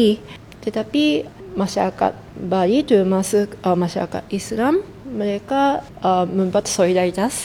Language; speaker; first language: Indonesian; non-native, fluent; Japanese